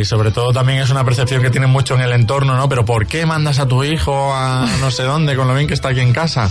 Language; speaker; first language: Spanish; native; Spanish